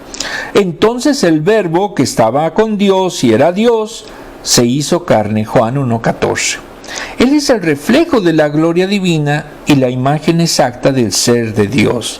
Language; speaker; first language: Spanish; native; Spanish